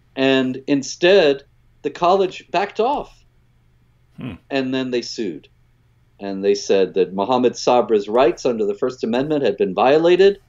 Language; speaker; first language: English; native; English